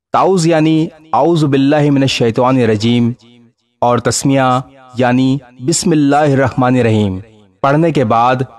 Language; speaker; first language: Urdu; native; Urdu